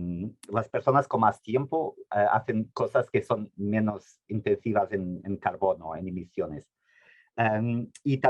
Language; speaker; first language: Spanish; non-native, fluent; Portuguese